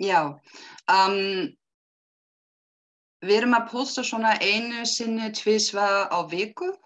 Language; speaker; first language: Icelandic; non-native, learner; German